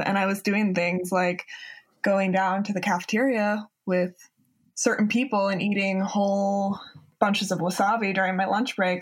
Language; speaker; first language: English; native; English